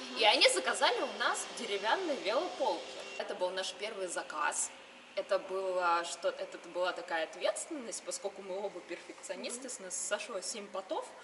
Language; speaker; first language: Russian; native; Russian